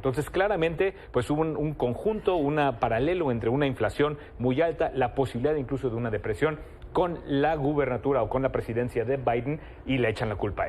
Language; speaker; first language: Spanish; native; Spanish